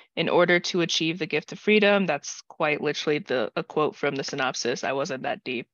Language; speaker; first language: English; native; English